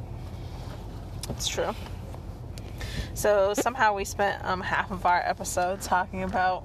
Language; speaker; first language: English; native; English